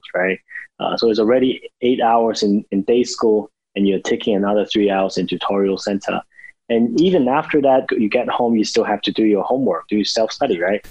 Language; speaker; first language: English; non-native, local second language; Cantonese